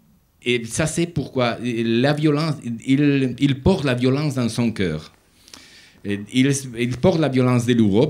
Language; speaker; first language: French; non-native, learner; Spanish